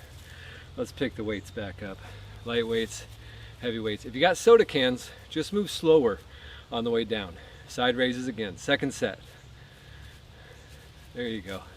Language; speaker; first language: English; native; English